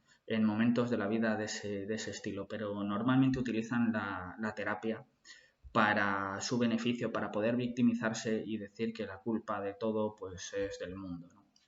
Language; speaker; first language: Spanish; native; Spanish